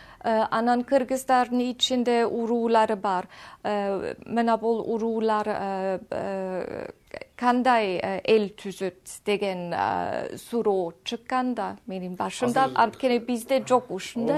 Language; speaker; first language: Kyrgyz; non-native, fluent; German